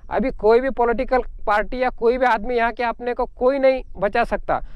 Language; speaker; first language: Hindi; non-native, local second language; Marathi